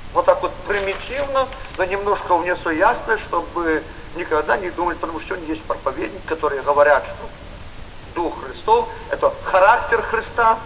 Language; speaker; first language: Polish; non-native, learner; Russian